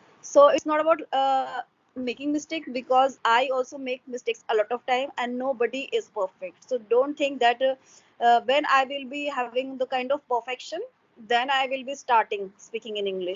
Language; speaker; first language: English; non-native, local second language; Hindi